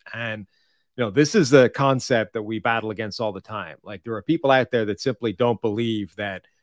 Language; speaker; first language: English; native; English